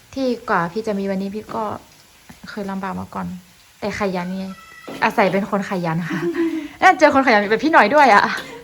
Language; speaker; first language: Thai; non-native, local second language; Shan